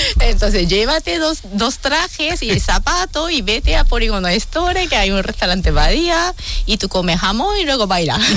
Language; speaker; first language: Spanish; non-native, fluent; Japanese